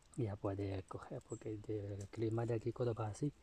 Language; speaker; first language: Spanish; non-native, learner; Chinese